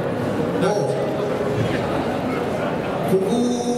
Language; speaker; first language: Japanese; non-native, learner; Korean